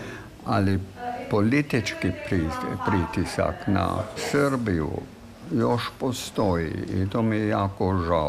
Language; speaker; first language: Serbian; non-native, fluent; German